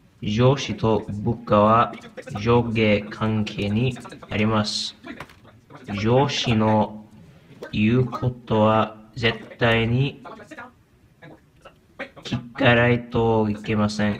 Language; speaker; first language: Japanese; non-native, learner; English